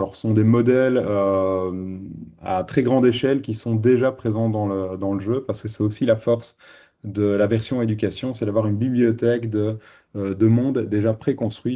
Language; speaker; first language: French; native; French